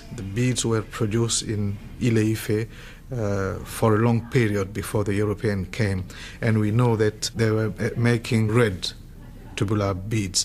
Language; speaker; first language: English; non-native, fluent; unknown